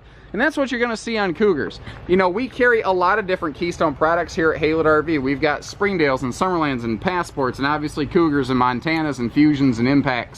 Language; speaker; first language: English; native; English